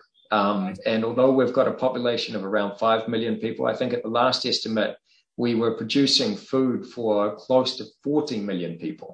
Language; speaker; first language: English; native; English